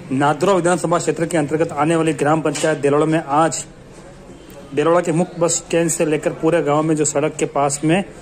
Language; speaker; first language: Hindi; native; Hindi